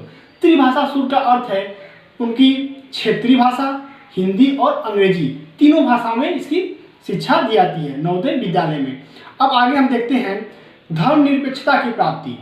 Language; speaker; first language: Hindi; native; Hindi